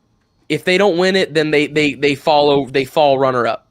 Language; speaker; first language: English; native; English